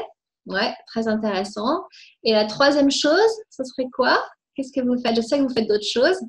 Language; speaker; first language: French; native; French